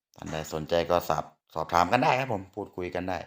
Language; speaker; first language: Thai; native; Thai